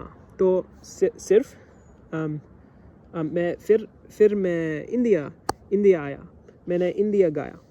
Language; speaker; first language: Hindi; non-native, learner; English